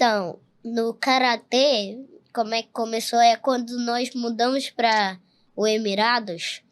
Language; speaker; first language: Portuguese; early bilingual, heritage; Portuguese